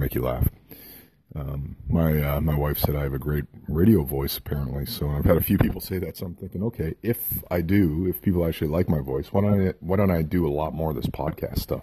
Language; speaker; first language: English; native; English